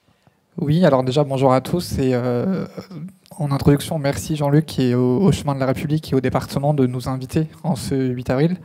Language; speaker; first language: French; native; French